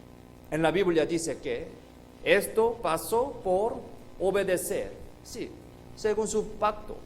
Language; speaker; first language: Spanish; non-native, fluent; Korean